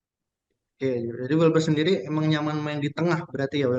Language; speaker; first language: Indonesian; native; Indonesian